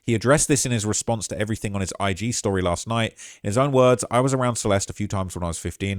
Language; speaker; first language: English; native; English